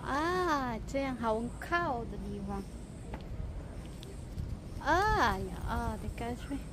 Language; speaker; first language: Chinese; non-native, learner; Filipino